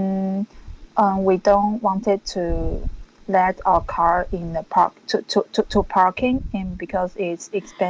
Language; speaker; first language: English; non-native, learner; Chinese